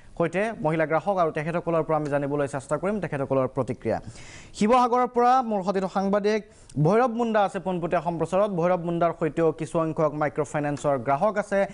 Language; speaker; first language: Assamese; native; Assamese